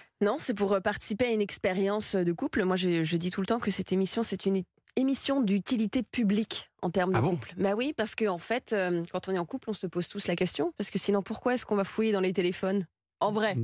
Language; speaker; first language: French; native; French